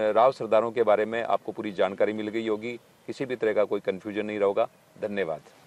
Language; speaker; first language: Hindi; native; Hindi